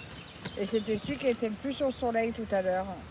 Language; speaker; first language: French; native; French